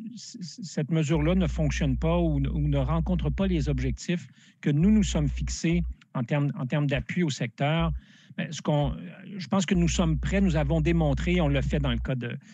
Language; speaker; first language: French; native; French